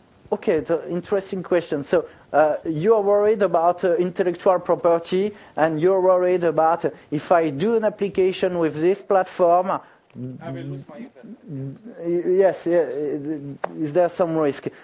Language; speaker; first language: English; non-native, fluent; French